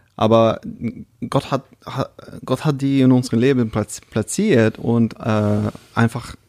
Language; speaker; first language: German; non-native, fluent; Russian